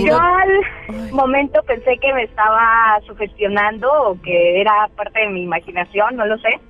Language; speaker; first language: Spanish; native; Spanish